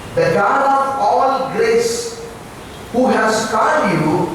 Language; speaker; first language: English; non-native, local second language; Telugu